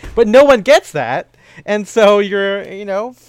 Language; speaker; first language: English; early bilingual, other home language; Filipino